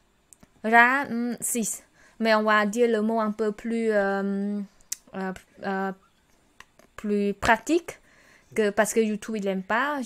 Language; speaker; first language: French; non-native, learner; Khmer